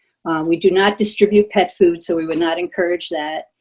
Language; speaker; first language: English; native; English